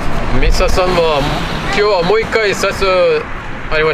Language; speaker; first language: Japanese; non-native, learner; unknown